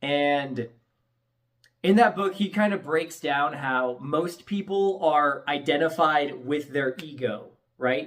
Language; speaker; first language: English; native; English